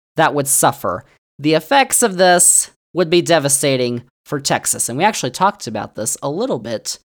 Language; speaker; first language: English; native; English